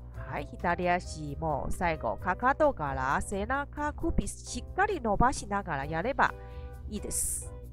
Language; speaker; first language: Japanese; non-native, fluent; Chinese